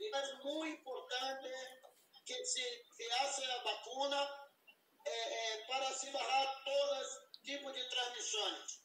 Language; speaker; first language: Spanish; non-native, learner; Portuguese